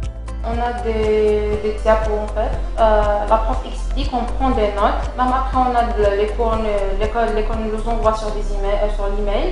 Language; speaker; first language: French; non-native, local second language; Kabyle